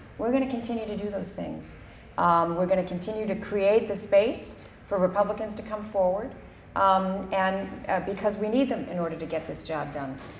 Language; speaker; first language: English; early bilingual, other home language; Spanish